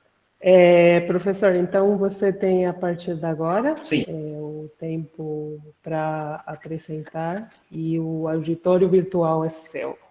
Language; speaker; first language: Portuguese; non-native, fluent; Spanish